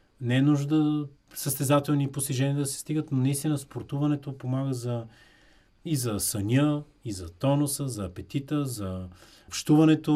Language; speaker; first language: Bulgarian; native; Bulgarian